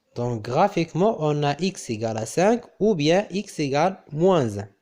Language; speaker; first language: French; non-native, local second language; Arabic